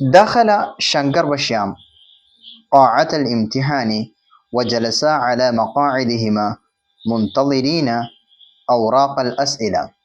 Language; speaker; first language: Arabic; non-native, fluent; Malayalam